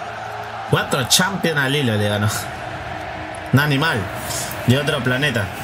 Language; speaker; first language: Spanish; native; Spanish